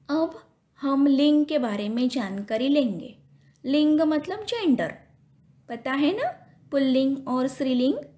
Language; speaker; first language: Hindi; non-native, local second language; Marathi